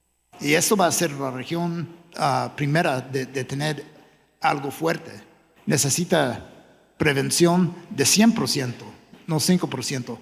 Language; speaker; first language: Spanish; non-native, fluent; English